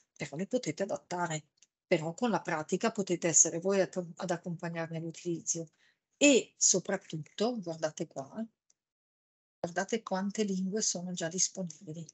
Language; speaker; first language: Italian; native; Italian